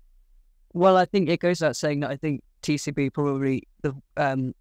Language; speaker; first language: English; native; English